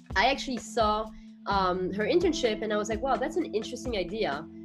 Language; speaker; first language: English; non-native, fluent; French